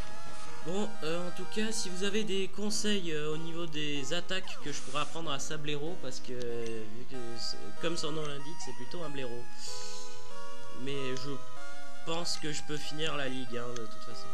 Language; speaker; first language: French; native; French